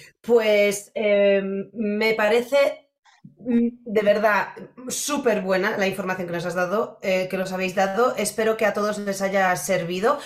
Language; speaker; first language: Spanish; non-native, fluent; Polish